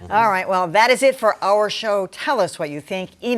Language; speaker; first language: English; native; English